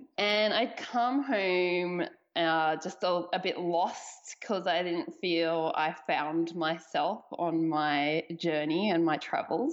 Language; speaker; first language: English; native; English